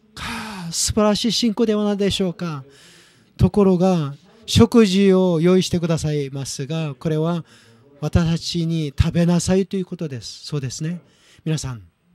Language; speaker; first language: Japanese; non-native, fluent; Korean